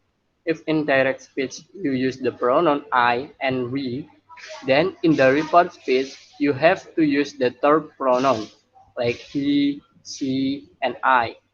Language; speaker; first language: English; non-native, learner; Indonesian